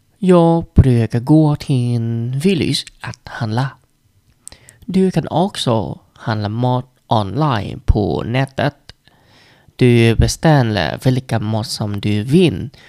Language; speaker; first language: Swedish; non-native, learner; Vietnamese